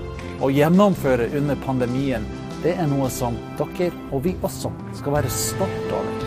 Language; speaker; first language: Norwegian; non-native, fluent; English